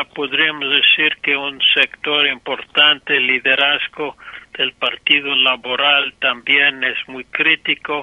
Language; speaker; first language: Spanish; non-native, fluent; English